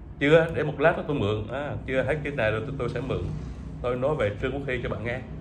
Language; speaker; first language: Vietnamese; native; Vietnamese